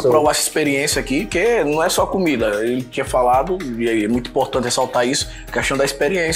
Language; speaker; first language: Portuguese; native; Portuguese